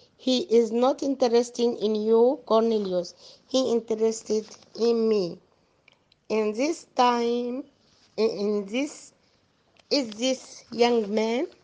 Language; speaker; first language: English; non-native, fluent; Arabic